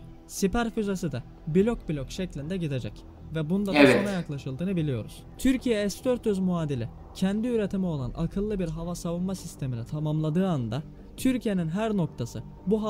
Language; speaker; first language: Turkish; native; Turkish